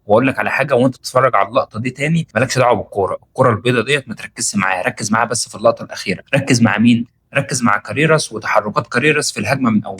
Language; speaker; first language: Arabic; native; Arabic